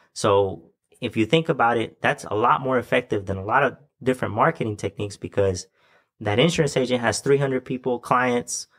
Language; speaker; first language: English; native; English